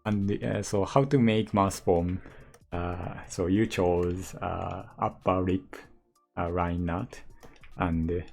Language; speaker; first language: English; non-native, learner; Japanese